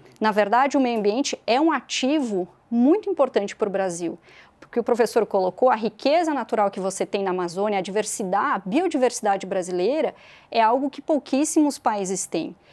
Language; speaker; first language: Portuguese; native; Portuguese